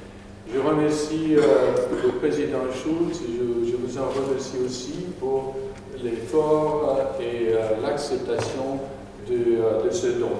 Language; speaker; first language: French; non-native, fluent; Romanian